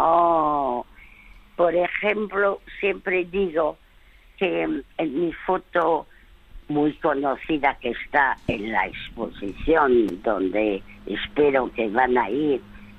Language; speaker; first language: Spanish; early bilingual, other home language; French